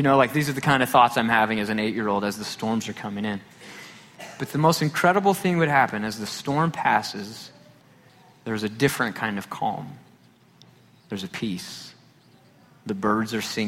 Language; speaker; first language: English; native; English